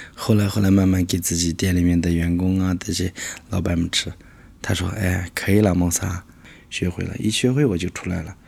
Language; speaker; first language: Chinese; native; Chinese